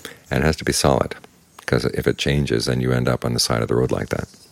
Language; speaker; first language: English; native; English